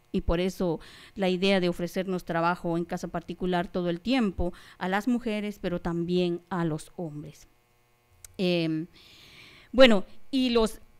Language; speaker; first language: Spanish; non-native, local second language; Kaqchikel